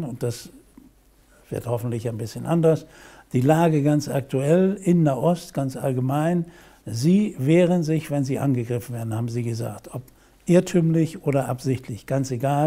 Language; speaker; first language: German; native; German